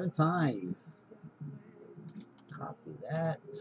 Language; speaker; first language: English; native; English